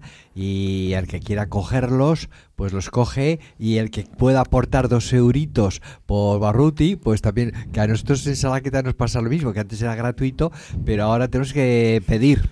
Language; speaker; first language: Spanish; native; Spanish